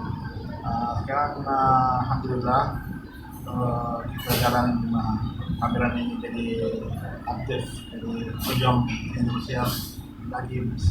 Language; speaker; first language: Indonesian; non-native, learner; Arabic